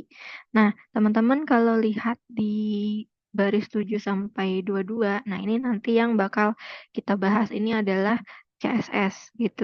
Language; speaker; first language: Indonesian; native; Indonesian